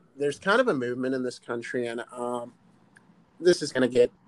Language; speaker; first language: English; native; English